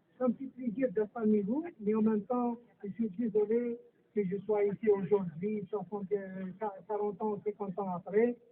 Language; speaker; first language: French; non-native, local second language; Kabyle